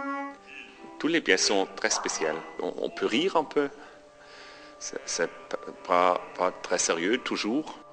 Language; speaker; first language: French; non-native, fluent; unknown